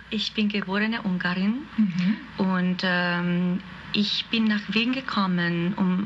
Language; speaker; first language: German; non-native, fluent; Hungarian